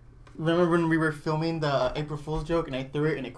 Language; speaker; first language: English; native; English